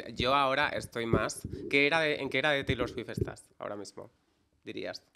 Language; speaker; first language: Spanish; native; Spanish